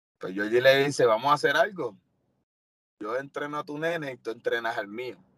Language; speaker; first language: Spanish; native; Spanish